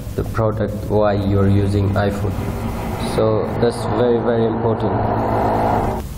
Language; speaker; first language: English; non-native, fluent; Persian